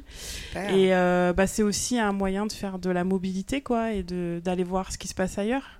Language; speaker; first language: French; native; French